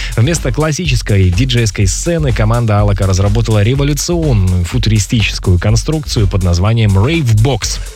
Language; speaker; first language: Russian; native; Russian